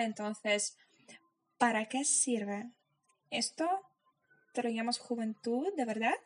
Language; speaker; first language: Spanish; non-native, fluent; Polish